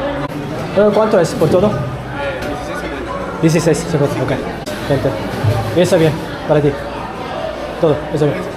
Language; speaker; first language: Spanish; non-native, learner; English